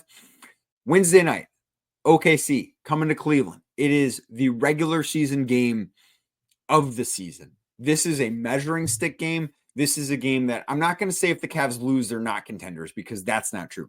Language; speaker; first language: English; native; English